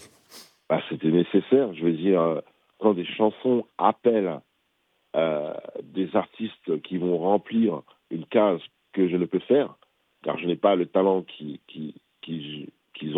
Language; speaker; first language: French; early bilingual, other home language; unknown